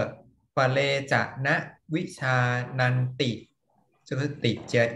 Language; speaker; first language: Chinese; non-native, fluent; Thai